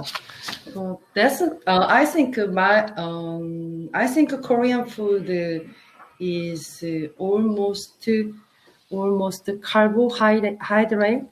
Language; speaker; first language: English; non-native, learner; Korean